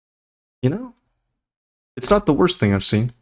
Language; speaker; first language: English; native; English